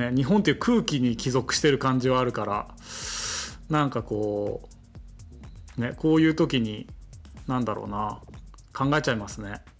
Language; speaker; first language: Japanese; native; Japanese